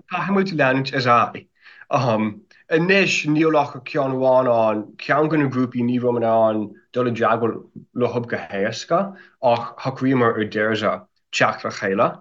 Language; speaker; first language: Irish; non-native, fluent; English